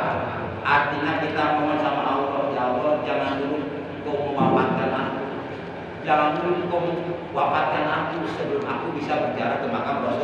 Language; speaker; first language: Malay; non-native, local second language; Javanese